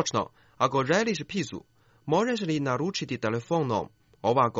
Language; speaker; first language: Croatian; non-native, fluent; Chinese